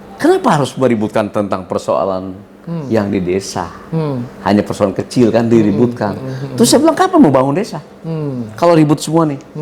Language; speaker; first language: Indonesian; non-native, local second language; Sundanese